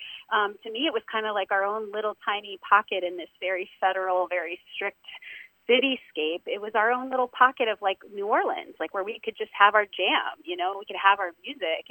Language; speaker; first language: English; native; English